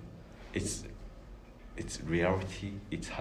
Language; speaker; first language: English; non-native, learner; Japanese